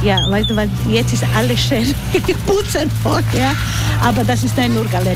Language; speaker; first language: German; non-native, learner; Croatian